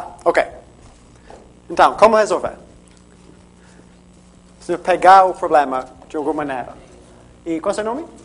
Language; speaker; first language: Portuguese; non-native, fluent; English